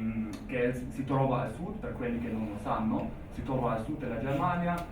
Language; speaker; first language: Italian; non-native, fluent; German